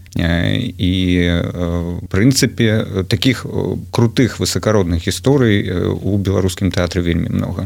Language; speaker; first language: Belarusian; non-native, local second language; Russian